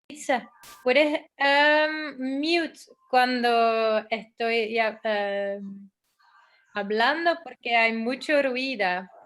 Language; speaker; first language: Spanish; non-native, fluent; Dutch